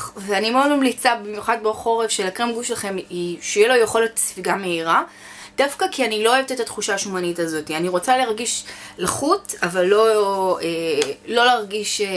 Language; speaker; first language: Hebrew; native; Hebrew